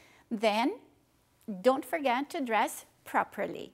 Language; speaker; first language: English; non-native, fluent; Portuguese